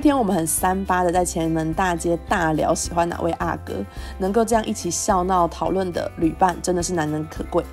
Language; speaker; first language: Chinese; native; Chinese